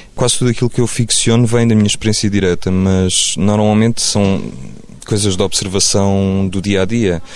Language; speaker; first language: Portuguese; early bilingual, other home language; French